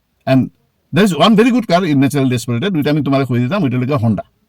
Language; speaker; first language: English; non-native, local second language; Bangla